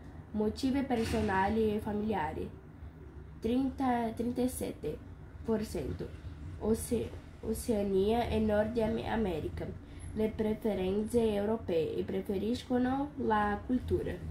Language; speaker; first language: Italian; non-native, learner; Portuguese